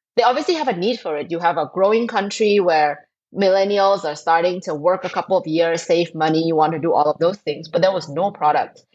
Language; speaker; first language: English; non-native, fluent; Thai